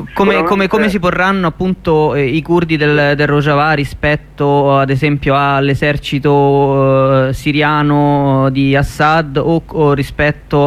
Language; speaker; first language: Italian; native; Italian